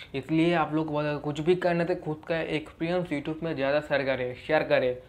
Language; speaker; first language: Hindi; non-native, local second language; Bangla